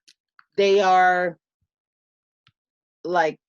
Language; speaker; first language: English; non-native, learner; Spanish